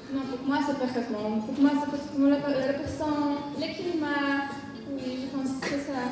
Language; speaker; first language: French; non-native, learner; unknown